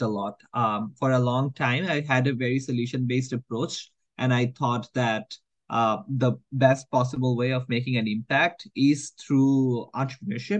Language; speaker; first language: English; non-native, local second language; Bangla